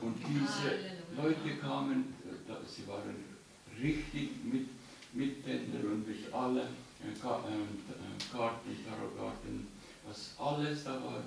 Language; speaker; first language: German; non-native, learner; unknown